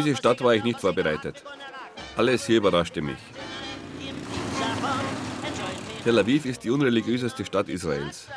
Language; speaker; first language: German; native; German